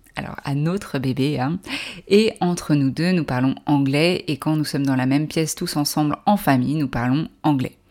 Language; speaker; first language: French; native; French